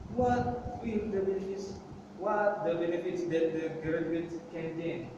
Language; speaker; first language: English; non-native, learner; Malay